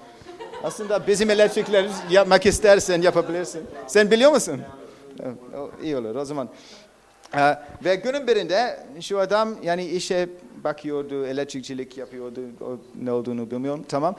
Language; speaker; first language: Turkish; non-native, fluent; English